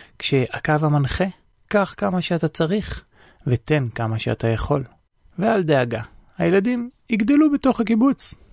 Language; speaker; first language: Hebrew; native; Hebrew